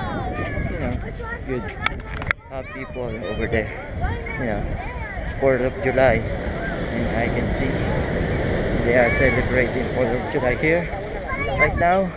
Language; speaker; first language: English; non-native, local second language; Filipino